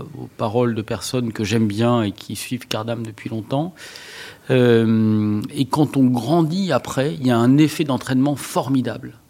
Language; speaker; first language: French; native; French